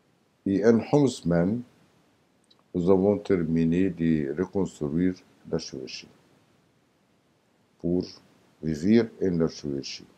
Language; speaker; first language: French; non-native, learner; Arabic